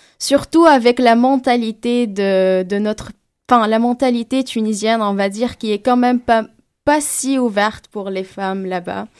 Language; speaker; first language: French; non-native, local second language; Arabic